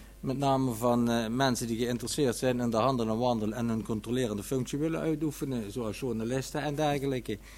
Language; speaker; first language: Dutch; native; Dutch